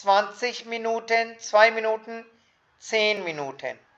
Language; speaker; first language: German; non-native, fluent; Hindi